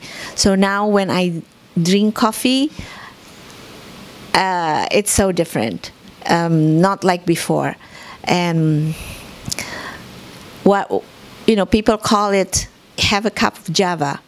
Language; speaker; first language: English; non-native, fluent; Indonesian